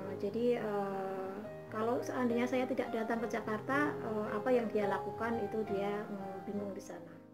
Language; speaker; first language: Indonesian; native; Indonesian